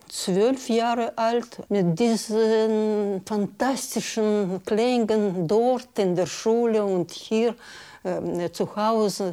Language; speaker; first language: German; non-native, learner; Russian